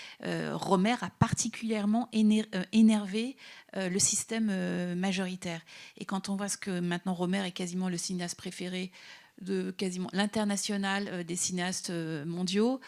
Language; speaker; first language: French; native; French